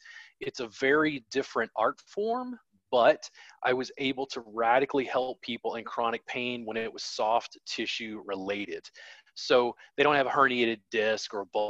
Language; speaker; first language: English; native; English